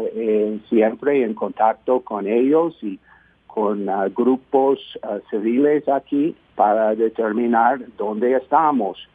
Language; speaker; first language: Spanish; non-native, fluent; English